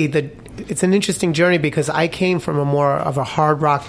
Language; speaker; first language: English; native; English